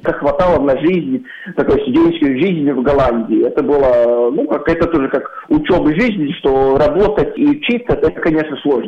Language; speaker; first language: Russian; non-native, local second language; Latvian